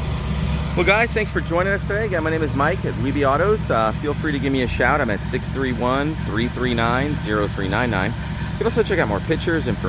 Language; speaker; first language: English; native; English